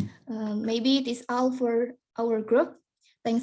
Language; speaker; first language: English; non-native, learner; Indonesian